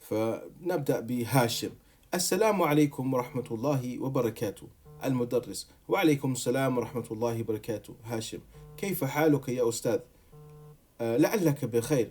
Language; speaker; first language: Arabic; non-native, fluent; English